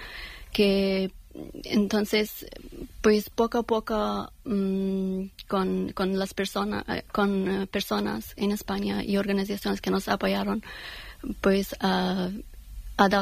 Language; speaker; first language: Spanish; non-native, learner; Persian